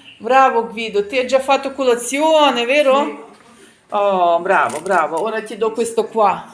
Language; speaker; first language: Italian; non-native, learner; Ukrainian